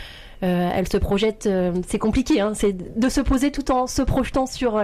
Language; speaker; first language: French; native; French